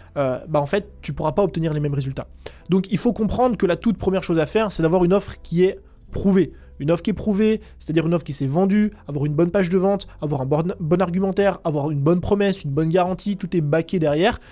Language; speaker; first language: French; native; French